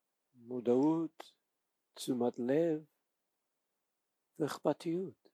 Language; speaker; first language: Hebrew; non-native, fluent; English